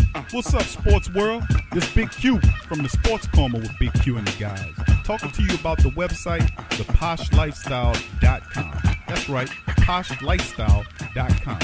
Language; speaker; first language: English; native; English